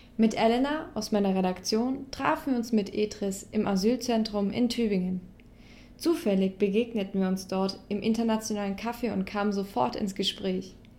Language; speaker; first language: German; native; German